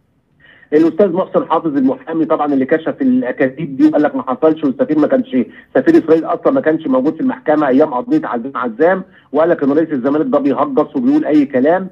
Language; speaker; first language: Arabic; native; Arabic